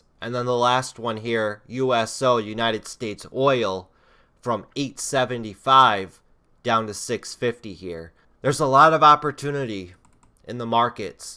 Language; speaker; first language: English; native; English